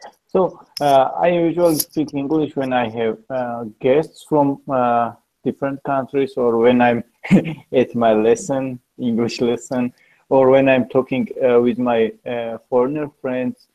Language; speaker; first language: English; non-native, learner; Georgian